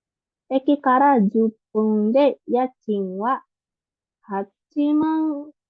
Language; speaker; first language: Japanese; non-native, fluent; Indonesian